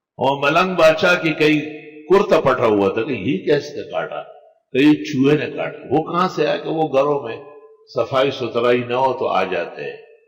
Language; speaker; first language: Urdu; non-native, local second language; Pashto